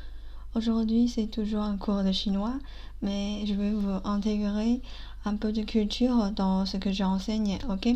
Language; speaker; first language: French; non-native, fluent; Chinese